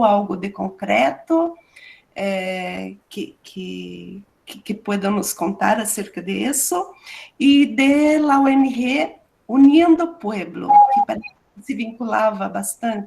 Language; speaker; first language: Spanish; non-native, learner; Portuguese